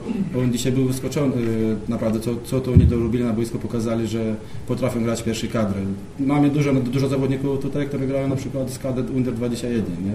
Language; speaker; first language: Polish; non-native, fluent; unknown